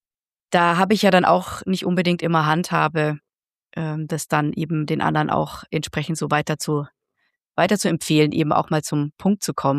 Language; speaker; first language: German; native; German